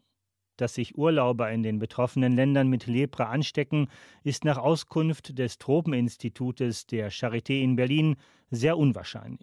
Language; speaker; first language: German; native; German